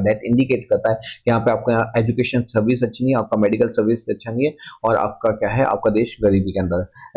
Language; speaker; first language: Hindi; native; Hindi